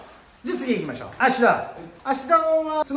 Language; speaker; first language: Japanese; native; Japanese